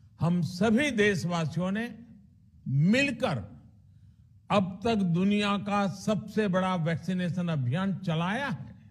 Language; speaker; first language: Hindi; non-native, local second language; Gujarati